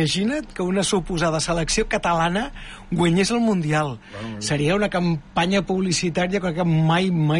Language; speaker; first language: Catalan; native; Catalan